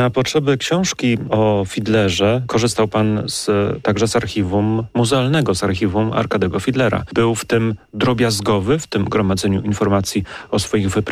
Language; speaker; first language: Polish; native; Polish